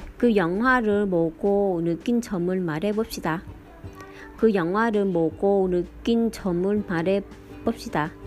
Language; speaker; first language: Korean; non-native, fluent; Vietnamese